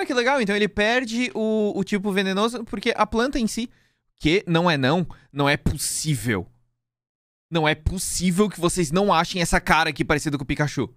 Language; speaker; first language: Portuguese; native; Portuguese